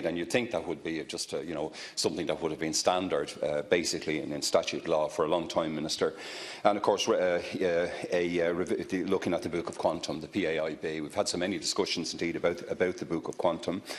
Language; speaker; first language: English; native; English